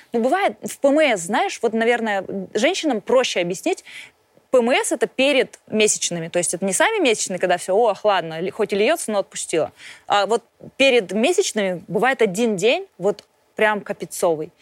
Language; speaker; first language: Russian; native; Russian